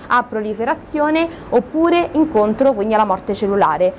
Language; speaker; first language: Italian; native; Italian